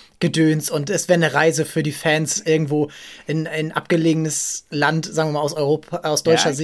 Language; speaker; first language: German; native; German